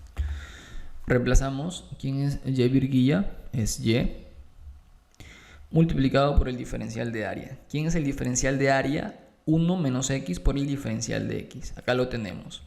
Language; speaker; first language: Spanish; native; Spanish